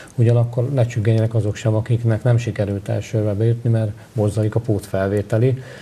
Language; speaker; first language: Hungarian; native; Hungarian